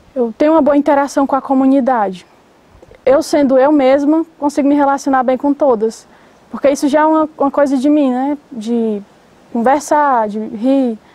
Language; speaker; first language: Portuguese; native; Portuguese